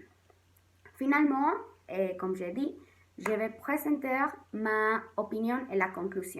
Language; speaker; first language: French; non-native, learner; Spanish